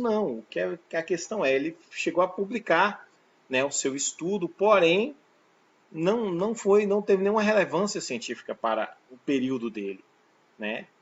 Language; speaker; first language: Portuguese; native; Portuguese